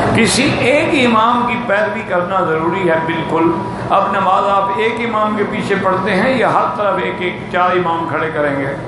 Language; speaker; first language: Urdu; native; Urdu